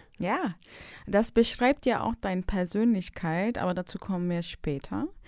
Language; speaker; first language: German; early bilingual, other home language; Turkish